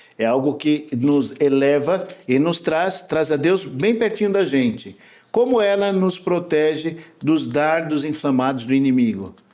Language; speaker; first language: Portuguese; native; Portuguese